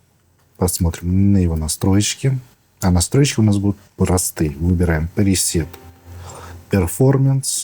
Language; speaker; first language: Russian; native; Russian